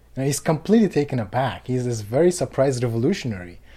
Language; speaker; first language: English; non-native, fluent; Persian